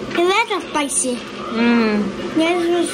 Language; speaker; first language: Swedish; early bilingual, other home language; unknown